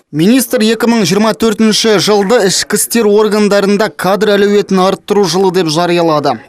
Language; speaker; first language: Kazakh; native; Kazakh